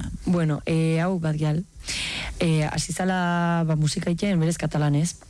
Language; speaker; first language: Basque; native; Basque